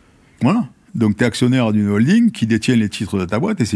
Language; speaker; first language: French; native; French